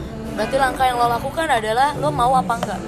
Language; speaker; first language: Indonesian; native; Indonesian